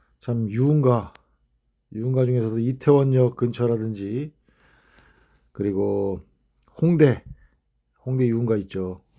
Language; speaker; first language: Korean; native; Korean